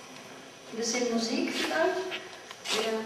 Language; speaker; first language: German; non-native, fluent; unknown